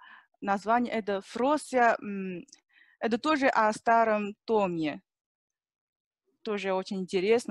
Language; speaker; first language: Russian; non-native, learner; Chinese